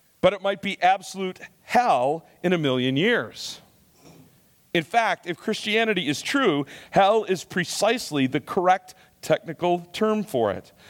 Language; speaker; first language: English; native; English